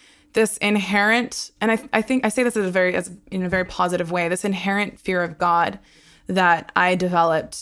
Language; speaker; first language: English; non-native, local second language; Hebrew